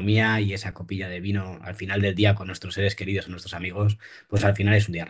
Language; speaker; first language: Spanish; native; Spanish